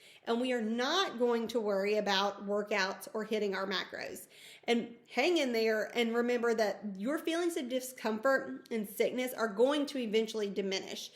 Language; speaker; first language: English; native; English